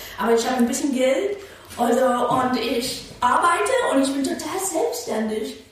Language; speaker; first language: German; non-native, fluent; English